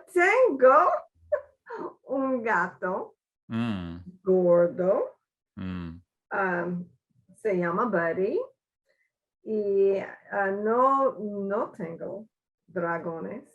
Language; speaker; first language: Spanish; non-native, learner; English